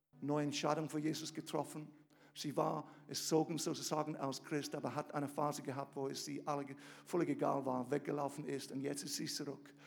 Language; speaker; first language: German; non-native, fluent; English